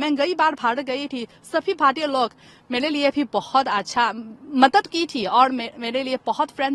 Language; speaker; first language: Hindi; non-native, fluent; Chinese